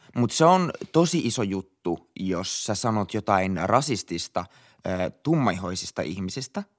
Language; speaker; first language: Finnish; native; Finnish